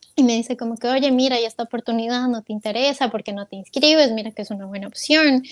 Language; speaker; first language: Spanish; native; Spanish